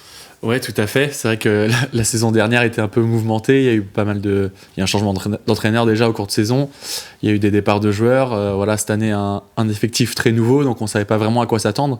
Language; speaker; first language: French; native; French